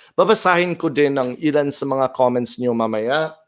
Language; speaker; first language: Filipino; non-native, fluent; English